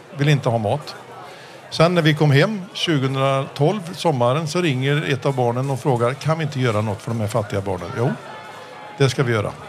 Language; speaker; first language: Swedish; early bilingual, heritage; Swedish